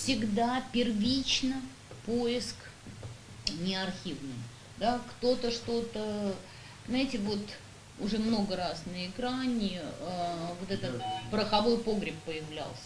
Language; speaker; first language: Russian; native; Russian